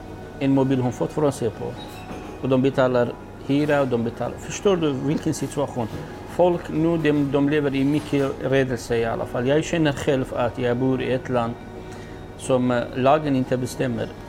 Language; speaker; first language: Swedish; non-native, learner; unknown